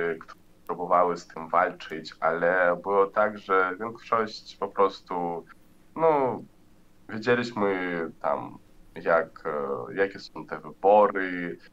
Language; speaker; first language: Polish; non-native, learner; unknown